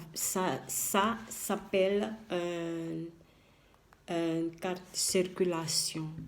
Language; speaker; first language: French; non-native, learner; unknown